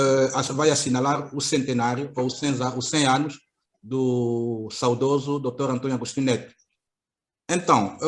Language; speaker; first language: Portuguese; native; Portuguese